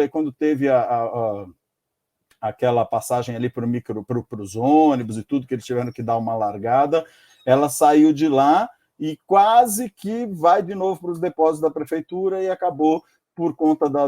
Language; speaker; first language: Portuguese; native; Portuguese